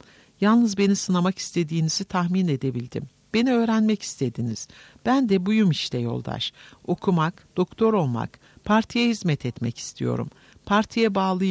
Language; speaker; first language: Turkish; native; Turkish